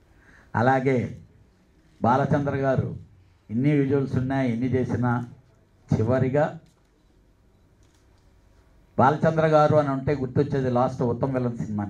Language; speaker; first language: Telugu; native; Telugu